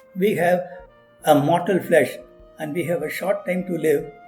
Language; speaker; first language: English; non-native, local second language; Tamil